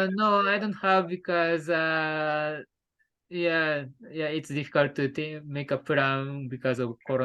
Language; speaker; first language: English; non-native, learner; Japanese